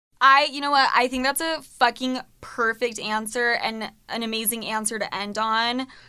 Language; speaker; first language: English; native; English